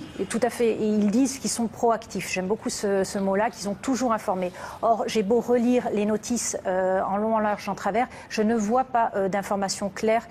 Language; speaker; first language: French; native; French